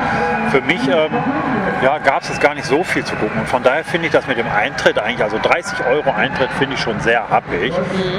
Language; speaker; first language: German; native; German